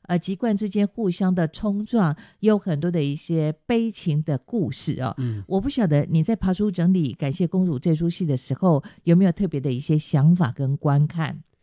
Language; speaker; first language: Chinese; native; Chinese